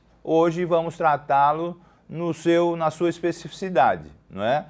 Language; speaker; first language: Portuguese; native; Portuguese